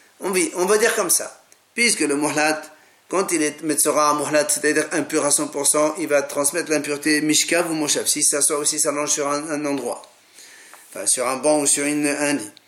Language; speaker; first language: French; native; French